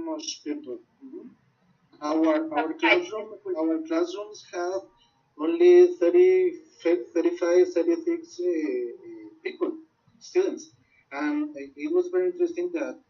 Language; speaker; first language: English; non-native, learner; Spanish